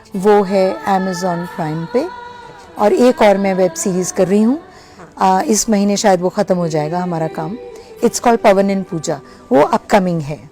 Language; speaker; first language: Hindi; native; Hindi